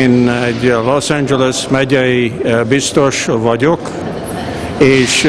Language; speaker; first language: Hungarian; early bilingual, heritage; Hungarian